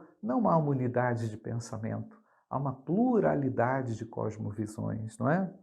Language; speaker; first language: Portuguese; native; Portuguese